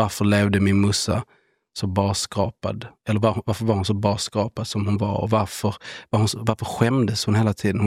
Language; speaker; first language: Swedish; native; Swedish